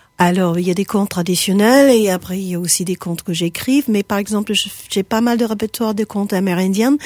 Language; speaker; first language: French; non-native, fluent; English